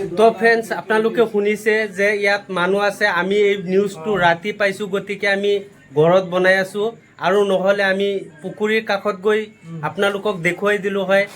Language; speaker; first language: Assamese; non-native, local second language; Bangla